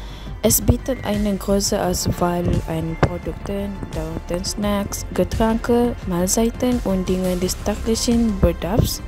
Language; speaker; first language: German; non-native, learner; Malay